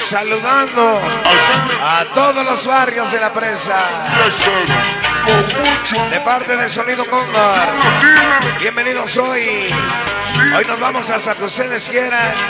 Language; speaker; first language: Spanish; native; Spanish